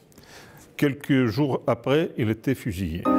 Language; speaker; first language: French; non-native, fluent; Russian